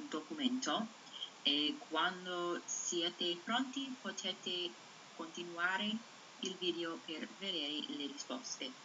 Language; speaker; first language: Italian; non-native, fluent; English